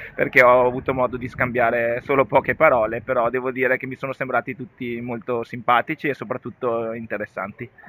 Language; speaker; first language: Italian; native; Italian